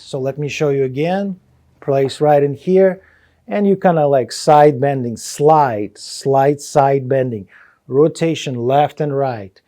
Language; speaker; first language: English; non-native, fluent; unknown